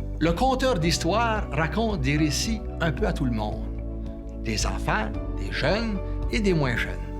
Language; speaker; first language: French; native; French